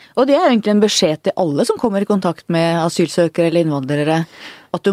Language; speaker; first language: Norwegian; native; Norwegian